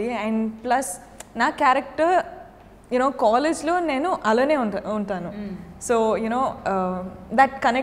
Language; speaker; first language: Telugu; non-native, learner; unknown